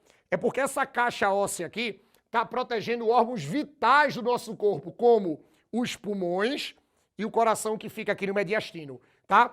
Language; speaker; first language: Portuguese; native; Portuguese